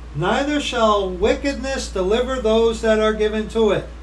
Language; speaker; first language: English; native; English